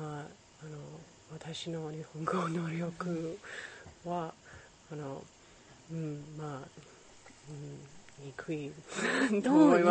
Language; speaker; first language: Japanese; non-native, learner; English